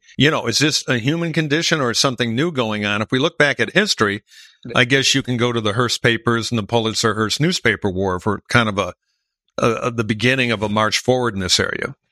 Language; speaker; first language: English; native; English